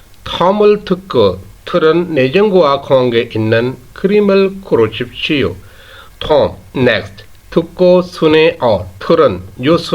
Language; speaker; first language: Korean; non-native, fluent; Urdu